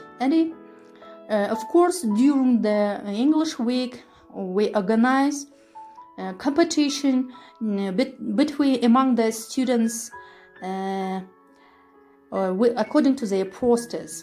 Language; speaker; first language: English; non-native, fluent; Kyrgyz